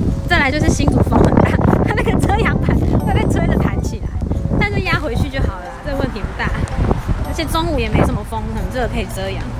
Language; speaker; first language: Chinese; native; Chinese